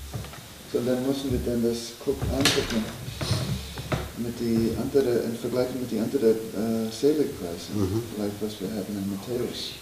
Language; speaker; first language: German; non-native, learner; English